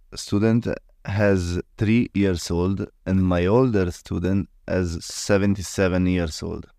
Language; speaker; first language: English; non-native, learner; Italian